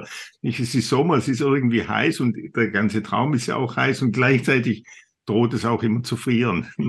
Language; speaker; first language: German; native; German